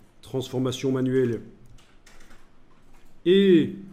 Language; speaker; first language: French; native; French